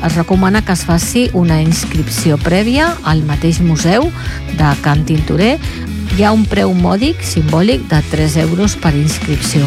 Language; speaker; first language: Catalan; native; Catalan